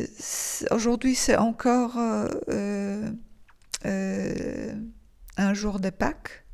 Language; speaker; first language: French; non-native, fluent; Polish